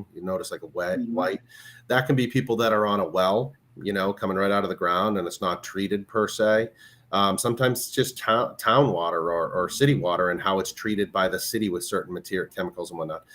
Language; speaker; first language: English; native; English